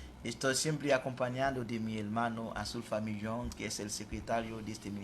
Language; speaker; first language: Spanish; non-native, fluent; Haitian Creole